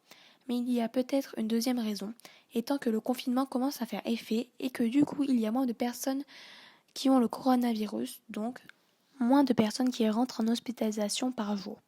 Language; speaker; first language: French; native; French